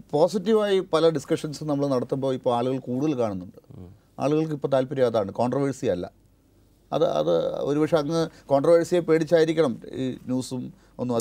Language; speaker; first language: Malayalam; native; Malayalam